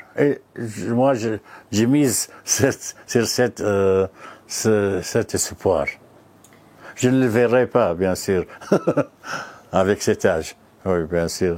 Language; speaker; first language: French; non-native, fluent; Arabic